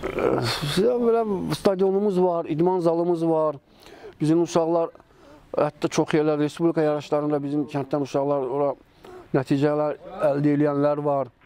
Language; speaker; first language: Azerbaijani; non-native, local second language; Georgian